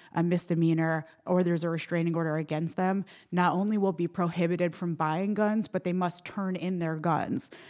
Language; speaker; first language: English; native; English